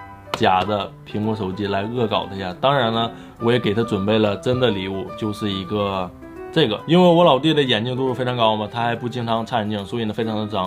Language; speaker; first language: Chinese; native; Chinese